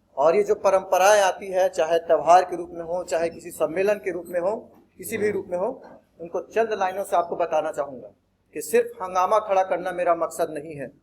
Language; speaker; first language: Hindi; native; Hindi